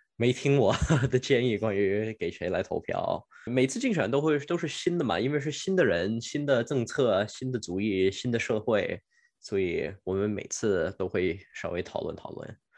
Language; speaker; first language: Chinese; early bilingual, heritage; Chinese